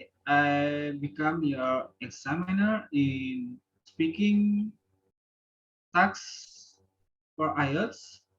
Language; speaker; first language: English; non-native, learner; Indonesian